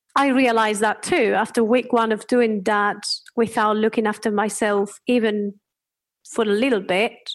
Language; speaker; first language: English; non-native, fluent; Spanish